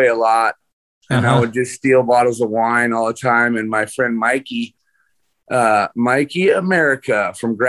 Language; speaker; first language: English; native; English